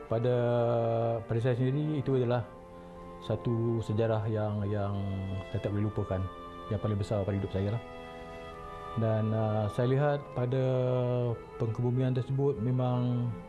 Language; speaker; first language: Malay; native; Malay